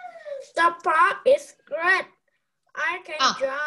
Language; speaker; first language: English; non-native, learner; Vietnamese